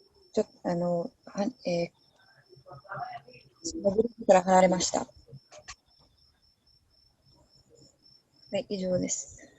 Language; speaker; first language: Japanese; non-native, learner; English